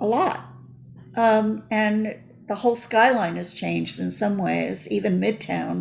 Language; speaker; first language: English; native; English